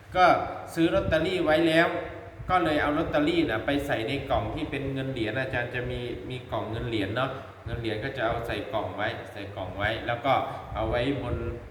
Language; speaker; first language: Thai; non-native, local second language; Northeastern Thai